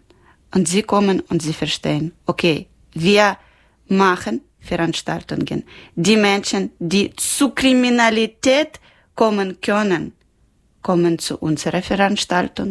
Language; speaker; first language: German; non-native, learner; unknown